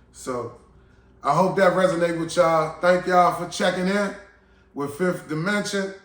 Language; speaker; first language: English; native; English